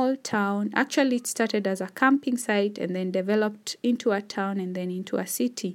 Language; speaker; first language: English; non-native, local second language; Kikuyu